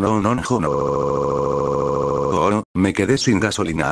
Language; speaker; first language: Spanish; native; Spanish